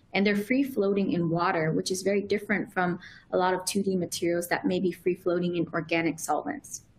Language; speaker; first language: English; native; English